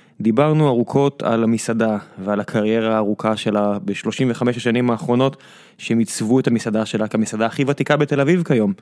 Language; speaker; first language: Hebrew; native; Hebrew